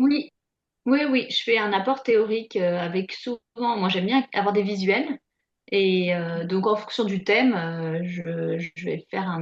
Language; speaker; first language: French; native; French